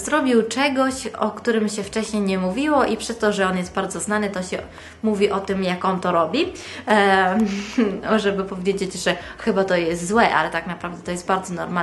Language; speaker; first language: Polish; non-native, fluent; Italian